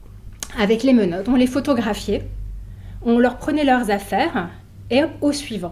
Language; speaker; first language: French; native; French